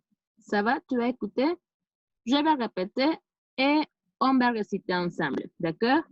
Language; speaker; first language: French; non-native, fluent; Spanish